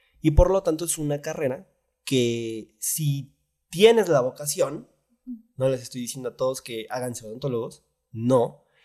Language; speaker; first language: Spanish; native; Spanish